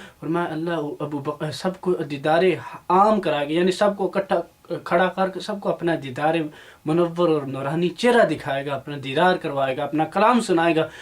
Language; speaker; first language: Urdu; non-native, local second language; Punjabi